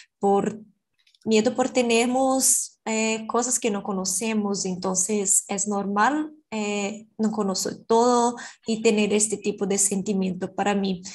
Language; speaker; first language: Spanish; non-native, learner; Portuguese